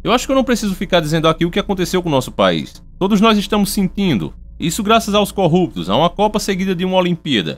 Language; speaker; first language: Portuguese; native; Portuguese